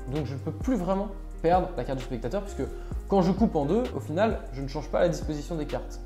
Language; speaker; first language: French; native; French